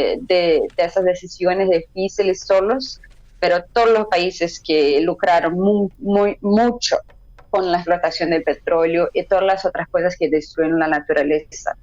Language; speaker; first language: Spanish; non-native, fluent; Portuguese